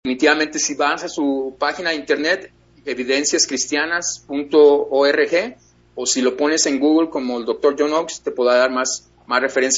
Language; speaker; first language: Spanish; native; Spanish